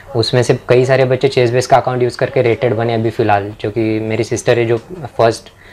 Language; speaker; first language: Hindi; non-native, local second language; Marathi